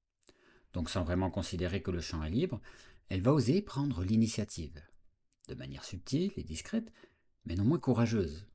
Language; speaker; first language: French; native; French